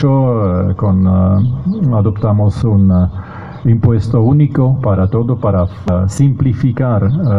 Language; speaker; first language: Spanish; non-native, fluent; Slovak